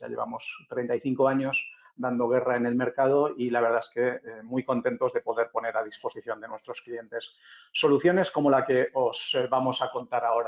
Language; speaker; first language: Spanish; native; Spanish